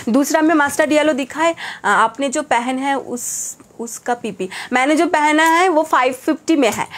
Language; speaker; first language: Hindi; non-native, local second language; Bangla